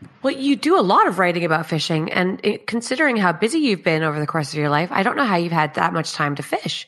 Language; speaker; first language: English; native; English